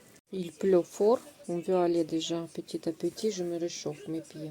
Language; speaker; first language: French; non-native, learner; Russian